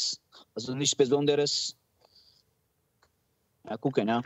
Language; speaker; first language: German; non-native, learner; Georgian